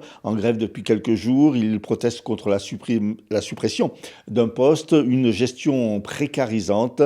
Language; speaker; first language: French; native; French